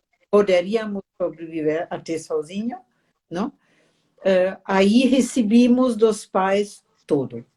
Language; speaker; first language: Portuguese; non-native, fluent; German